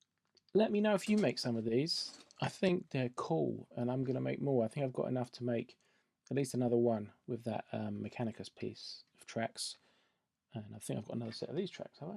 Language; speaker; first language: English; native; English